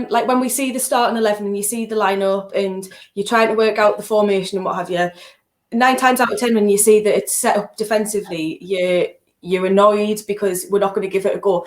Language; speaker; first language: English; native; English